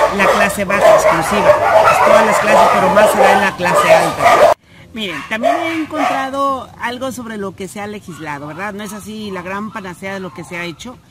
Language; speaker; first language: Spanish; native; Spanish